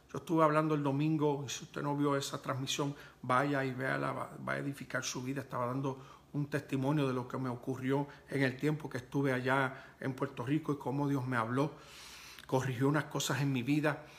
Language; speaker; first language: Spanish; early bilingual, heritage; Spanish